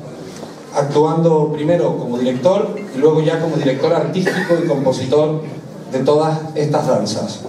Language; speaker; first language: Spanish; native; Spanish